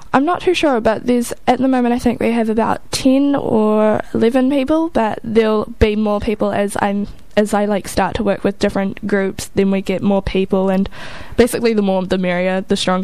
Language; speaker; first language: English; native; English